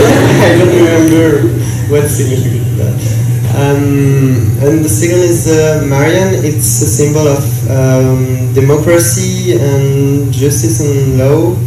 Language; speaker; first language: English; non-native, learner; French